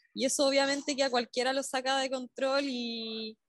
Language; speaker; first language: Spanish; native; Spanish